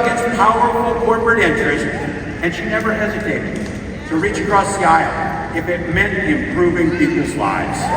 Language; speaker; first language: English; native; English